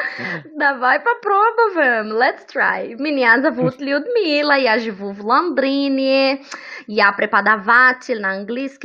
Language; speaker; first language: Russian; non-native, learner; Portuguese